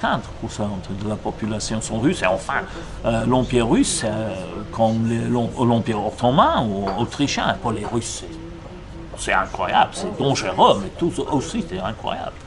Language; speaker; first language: French; non-native, fluent; English